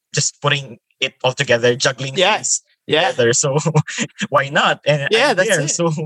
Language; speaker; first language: English; non-native, local second language; Filipino